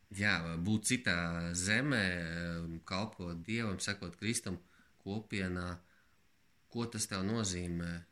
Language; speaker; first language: Latvian; native; Latvian